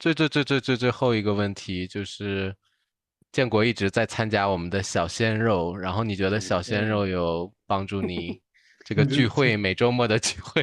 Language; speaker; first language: Chinese; native; Chinese